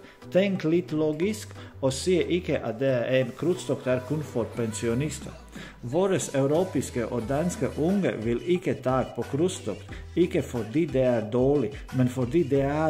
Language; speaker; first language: Swedish; non-native, learner; Danish